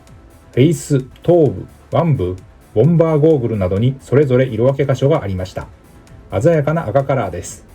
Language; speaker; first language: Japanese; native; Japanese